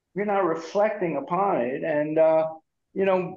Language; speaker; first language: English; native; English